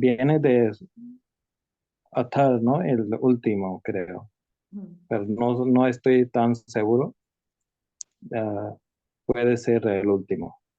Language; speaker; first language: Spanish; non-native, learner; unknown